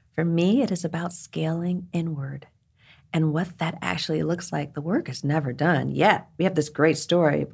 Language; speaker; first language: English; early bilingual, other home language; Krio